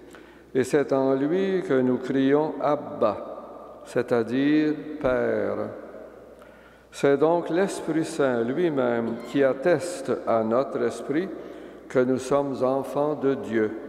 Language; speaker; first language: French; native; French